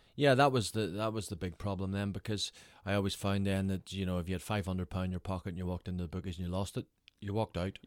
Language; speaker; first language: English; native; English